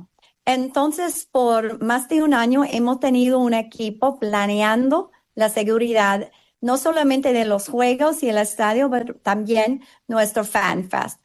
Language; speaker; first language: Spanish; non-native, fluent; English